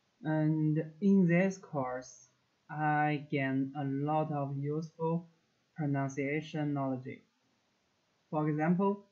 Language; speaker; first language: English; non-native, learner; Chinese